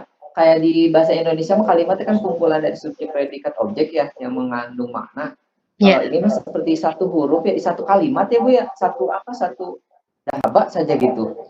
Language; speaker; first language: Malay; non-native, local second language; Sundanese